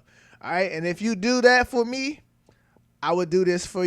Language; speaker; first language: English; native; English